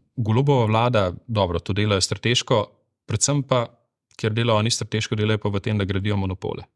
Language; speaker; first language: Slovenian; native; Slovenian